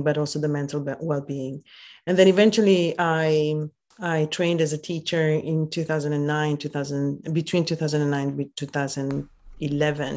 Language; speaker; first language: English; non-native, fluent; Italian